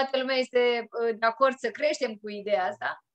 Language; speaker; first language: Romanian; native; Romanian